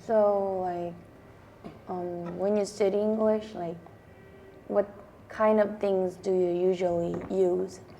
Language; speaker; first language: English; non-native, fluent; Korean